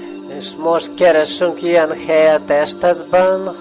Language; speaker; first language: Hungarian; non-native, fluent; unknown